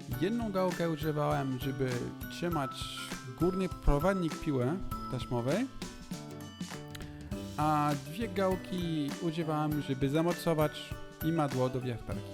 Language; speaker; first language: Polish; non-native, learner; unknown